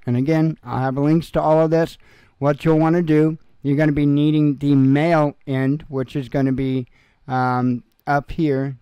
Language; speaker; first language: English; native; English